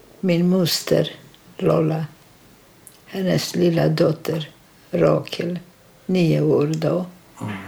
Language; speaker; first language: Swedish; non-native, fluent; Polish